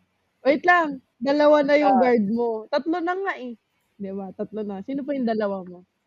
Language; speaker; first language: Filipino; native; Filipino